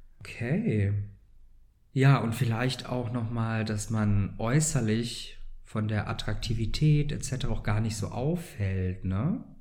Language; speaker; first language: German; native; German